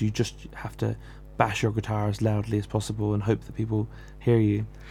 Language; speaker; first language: English; native; English